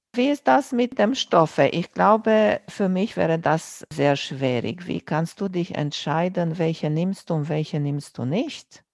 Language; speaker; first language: German; non-native, fluent; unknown